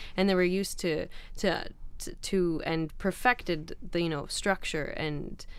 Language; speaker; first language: English; non-native, fluent; Arabic